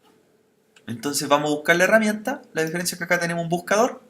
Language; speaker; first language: Spanish; native; Spanish